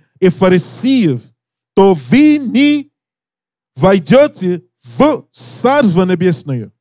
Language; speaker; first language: Russian; non-native, learner; English